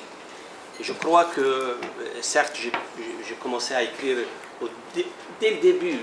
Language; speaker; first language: French; non-native, local second language; Arabic